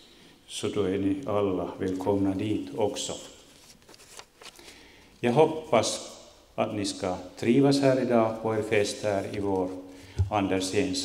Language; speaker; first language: Swedish; native; Swedish